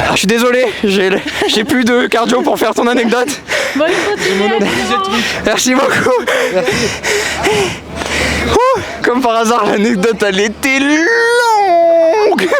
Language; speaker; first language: French; native; French